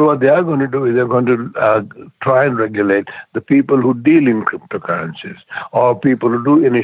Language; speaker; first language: English; non-native, local second language; Gujarati